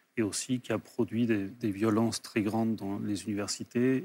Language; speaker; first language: French; early bilingual, other home language; Spanish